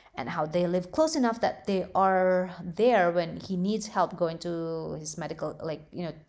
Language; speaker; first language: English; non-native, local second language; Filipino